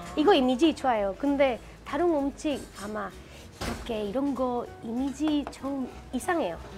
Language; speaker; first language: Korean; non-native, learner; Spanish